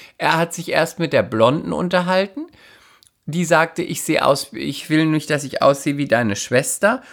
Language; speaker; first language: German; non-native, fluent; Spanish